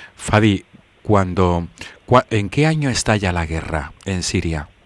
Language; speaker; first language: Spanish; native; Spanish